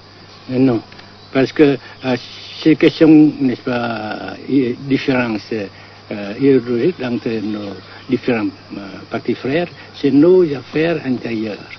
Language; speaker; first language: French; non-native, fluent; Vietnamese